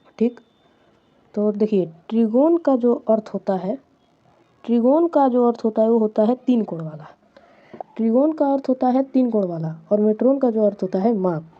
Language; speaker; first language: Hindi; native; Hindi